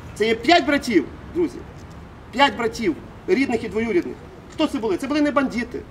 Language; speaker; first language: Ukrainian; native; Ukrainian